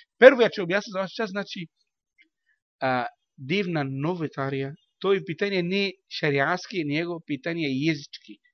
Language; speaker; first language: Bosnian; non-native, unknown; Arabic